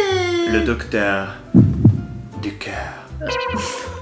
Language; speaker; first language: Chinese; non-native, fluent; French